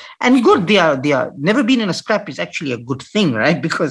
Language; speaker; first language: English; native; English